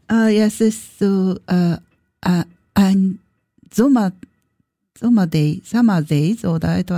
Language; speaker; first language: German; non-native, learner; Japanese